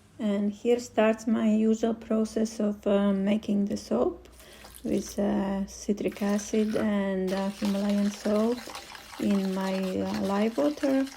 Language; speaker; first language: English; non-native, fluent; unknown